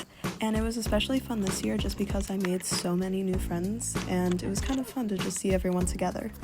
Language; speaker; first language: English; native; English